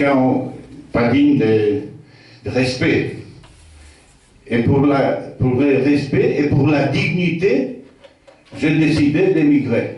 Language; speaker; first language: French; non-native, fluent; Polish